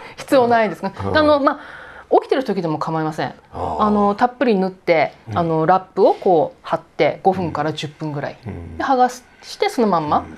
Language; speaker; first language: Japanese; native; Japanese